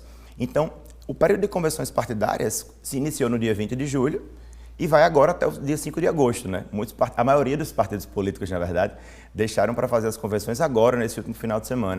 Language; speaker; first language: Portuguese; native; Portuguese